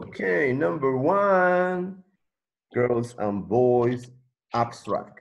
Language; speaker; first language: English; non-native, learner; Spanish